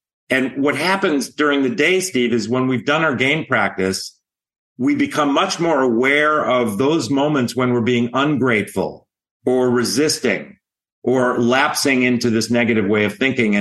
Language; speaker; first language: English; native; English